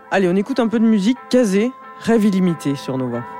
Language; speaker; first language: French; native; French